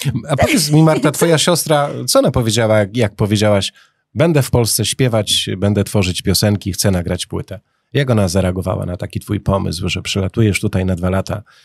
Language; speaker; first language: Polish; native; Polish